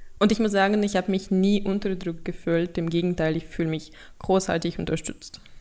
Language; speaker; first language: German; non-native, fluent; Russian